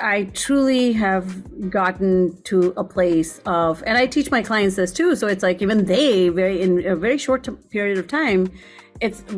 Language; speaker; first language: English; non-native, local second language; Gujarati